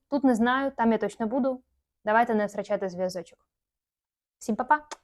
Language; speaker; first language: Ukrainian; non-native, local second language; Russian